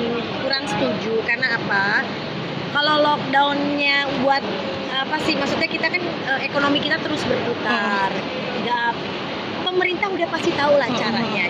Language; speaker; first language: Indonesian; native; Indonesian